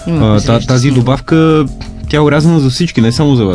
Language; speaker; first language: Bulgarian; native; Bulgarian